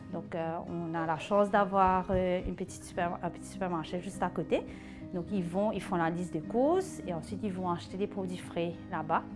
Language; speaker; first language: French; native; French